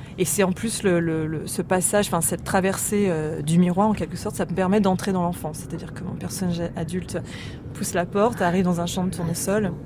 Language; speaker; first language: French; native; French